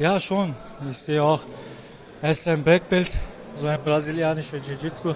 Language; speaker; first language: German; non-native, local second language; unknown